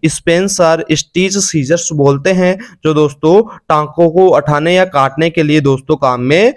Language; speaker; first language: Hindi; native; Hindi